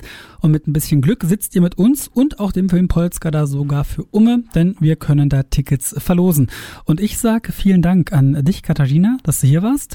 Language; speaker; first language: German; native; German